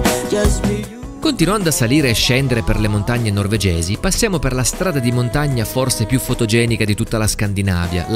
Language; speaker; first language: Italian; native; Italian